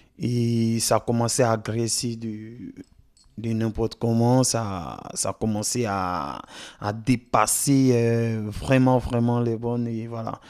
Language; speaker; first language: French; non-native, local second language; Dyula